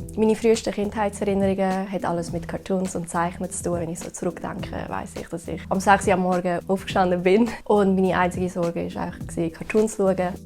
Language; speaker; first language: German; early bilingual, other home language; Turkish